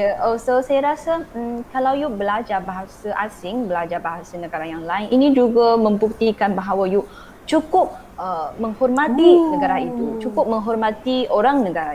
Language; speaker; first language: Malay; non-native, fluent; Chinese